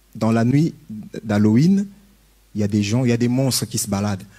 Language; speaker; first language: French; non-native, local second language; Lingala